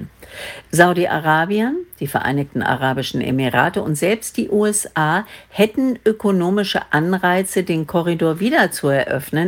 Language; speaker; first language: German; native; German